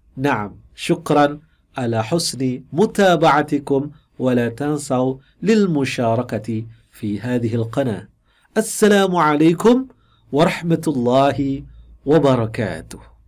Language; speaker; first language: Arabic; non-native, fluent; Indonesian